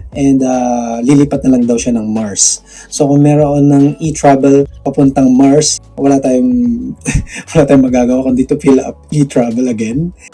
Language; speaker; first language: Filipino; non-native, local second language; Cebuano